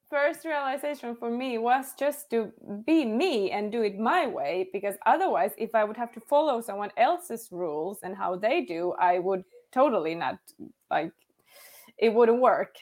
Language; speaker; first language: English; non-native, fluent; Finnish